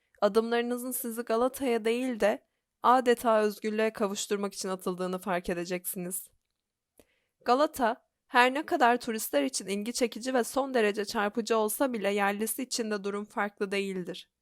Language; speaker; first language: Turkish; native; Turkish